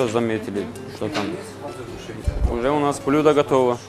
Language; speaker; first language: Russian; non-native, learner; Turkish